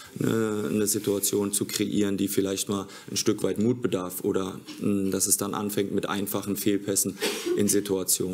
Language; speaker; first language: German; native; German